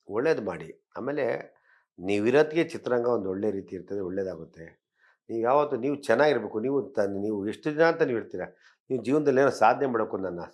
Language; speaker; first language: Kannada; native; Kannada